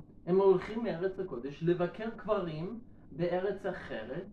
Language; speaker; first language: Hebrew; non-native, learner; Russian